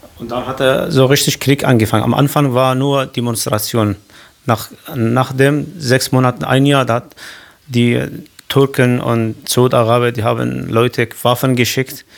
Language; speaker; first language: German; non-native, learner; Kurdish